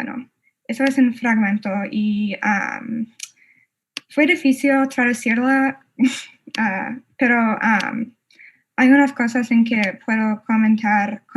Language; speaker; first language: Spanish; non-native, fluent; English